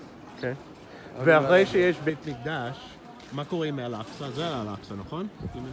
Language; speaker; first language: Hebrew; non-native, fluent; English